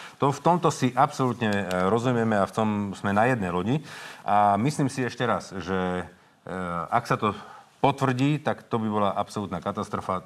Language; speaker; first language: Slovak; native; Slovak